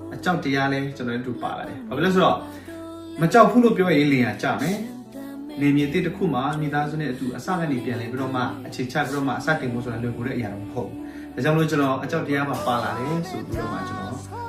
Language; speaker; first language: Burmese; non-native, local second language; S'gaw Karen